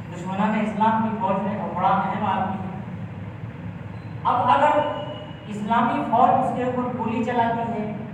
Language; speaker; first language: Urdu; native; Urdu